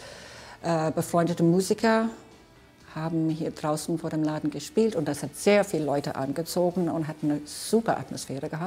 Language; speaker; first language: German; non-native, fluent; English